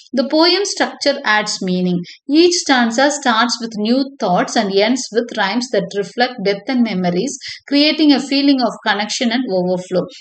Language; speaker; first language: English; non-native, local second language; Tamil